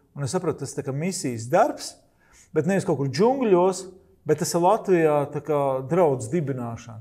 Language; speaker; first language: Latvian; native; Latvian